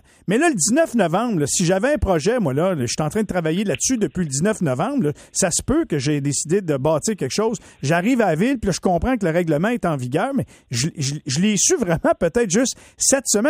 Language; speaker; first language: French; native; French